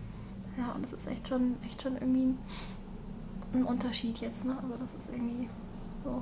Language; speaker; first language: German; native; German